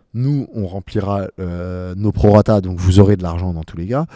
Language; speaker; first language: French; native; French